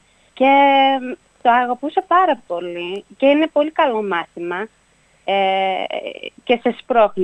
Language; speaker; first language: Greek; early bilingual, heritage; Greek